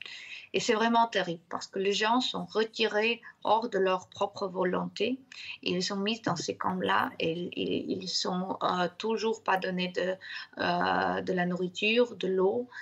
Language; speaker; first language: French; non-native, fluent; Ukrainian